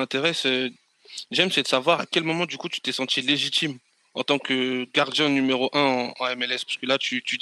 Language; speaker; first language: French; native; French